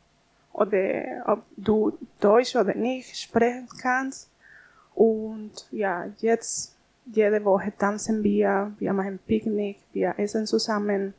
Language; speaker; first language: German; non-native, learner; Spanish